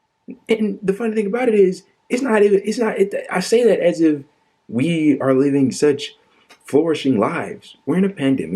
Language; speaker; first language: English; native; English